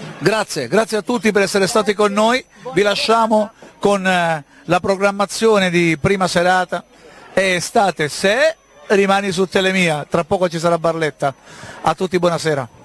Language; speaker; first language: Italian; native; Italian